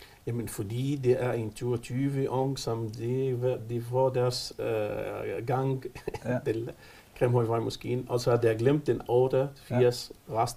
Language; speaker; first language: Danish; non-native, fluent; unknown